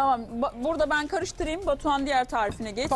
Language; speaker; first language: Turkish; native; Turkish